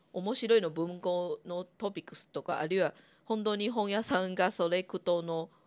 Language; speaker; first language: Japanese; non-native, fluent; Chinese